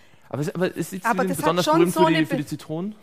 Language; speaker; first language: German; native; German